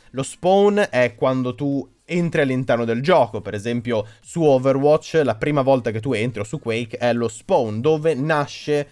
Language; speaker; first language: Italian; native; Italian